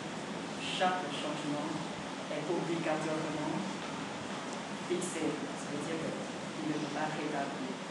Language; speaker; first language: French; non-native, learner; Vietnamese